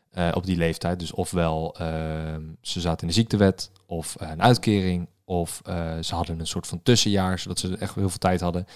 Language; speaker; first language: Dutch; native; Dutch